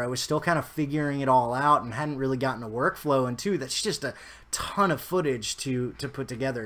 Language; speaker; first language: English; native; English